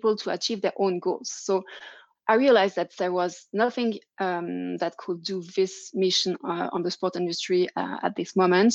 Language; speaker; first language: English; non-native, fluent; French